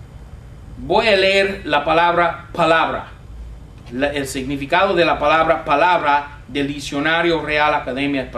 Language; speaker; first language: Spanish; non-native, fluent; English